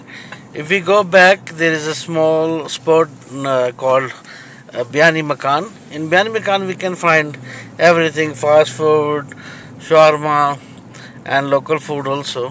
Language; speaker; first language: English; non-native, fluent; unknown